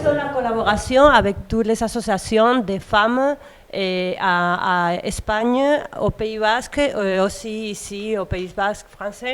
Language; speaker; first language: French; non-native, learner; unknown